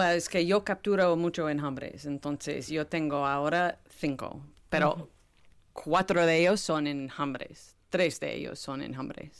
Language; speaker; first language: Spanish; non-native, learner; English